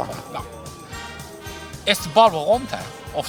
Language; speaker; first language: Dutch; native; Dutch